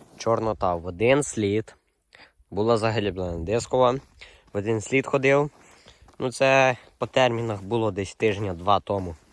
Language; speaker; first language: Ukrainian; native; Ukrainian